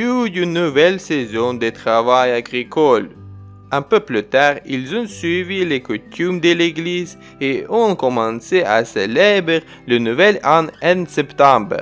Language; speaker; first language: French; non-native, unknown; Ukrainian